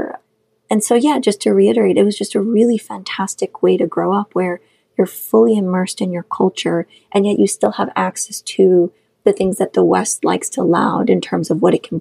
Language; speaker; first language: English; non-native, fluent; Shughni